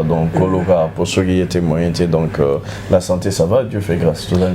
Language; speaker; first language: French; non-native, local second language; Lingala